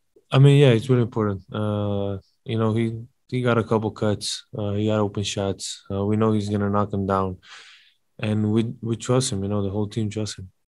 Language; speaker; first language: English; non-native, fluent; Slovenian